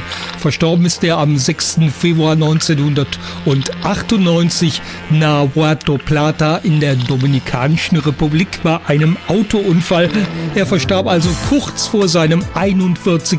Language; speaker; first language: German; native; German